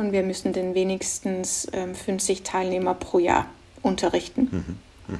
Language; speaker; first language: German; non-native, fluent; Danish